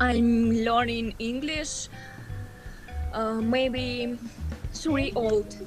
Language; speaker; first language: English; non-native, learner; Russian